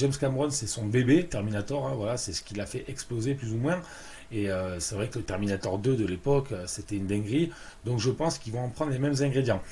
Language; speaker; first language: French; native; French